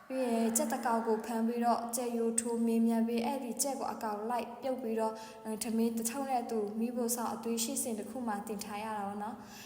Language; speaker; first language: Burmese; non-native, local second language; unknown